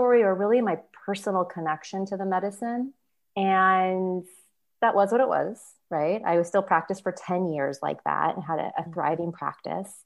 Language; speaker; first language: English; native; English